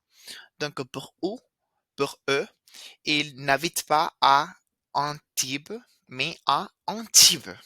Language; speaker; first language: French; non-native, fluent; Spanish